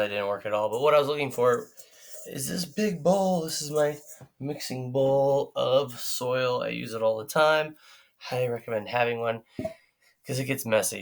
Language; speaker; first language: English; native; English